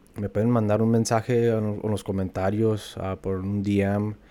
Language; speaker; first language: Spanish; early bilingual, heritage; Spanish